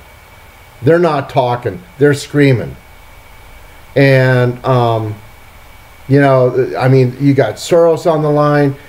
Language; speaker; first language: English; native; English